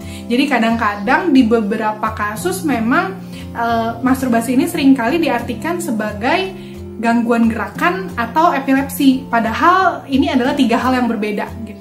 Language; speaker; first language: Indonesian; native; Indonesian